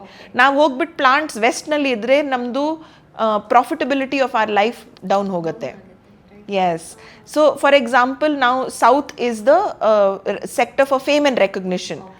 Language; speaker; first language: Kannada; non-native, fluent; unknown